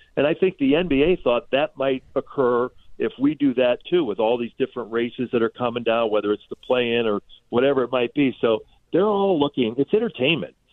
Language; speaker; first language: English; native; English